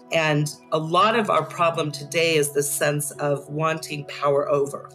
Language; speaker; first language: English; native; English